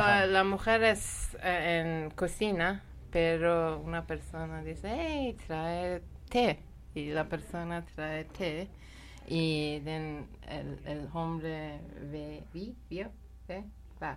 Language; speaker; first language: Spanish; non-native, learner; Persian